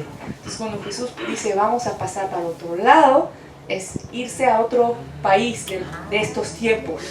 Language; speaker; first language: Spanish; non-native, fluent; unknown